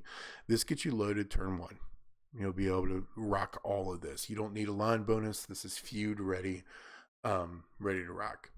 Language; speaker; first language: English; native; English